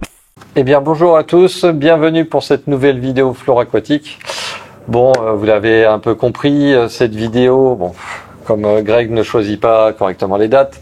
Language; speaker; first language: French; native; French